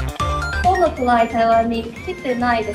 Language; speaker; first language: Japanese; non-native, learner; Chinese